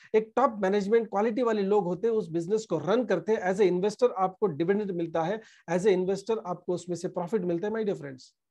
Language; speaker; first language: Hindi; non-native, local second language; Marathi